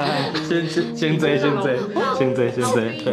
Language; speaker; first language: Chinese; native; Chinese